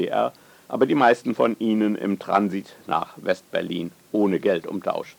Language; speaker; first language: German; native; German